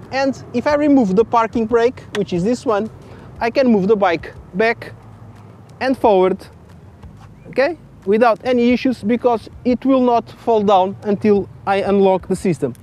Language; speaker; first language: English; non-native, fluent; Portuguese